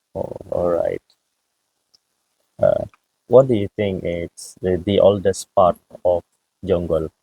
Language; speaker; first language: English; non-native, fluent; Indonesian